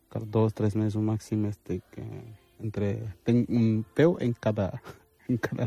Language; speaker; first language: Catalan; non-native, fluent; Wolof